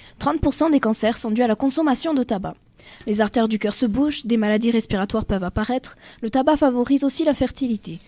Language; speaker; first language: French; native; French